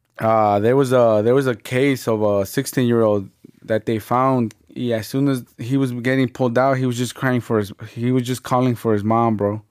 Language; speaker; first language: English; early bilingual, other home language; Spanish